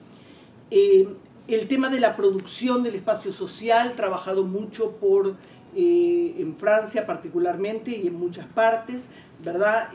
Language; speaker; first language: Spanish; native; Spanish